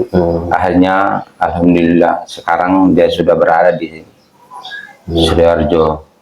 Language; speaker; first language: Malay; non-native, local second language; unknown